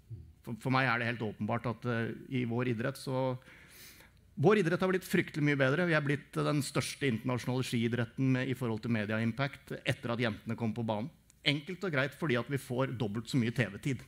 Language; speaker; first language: Norwegian; native; Norwegian